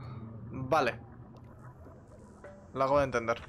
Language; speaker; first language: Spanish; native; Spanish